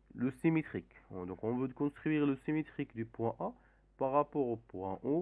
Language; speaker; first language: French; non-native, local second language; Arabic